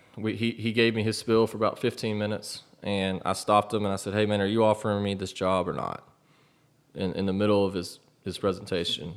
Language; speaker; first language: English; native; English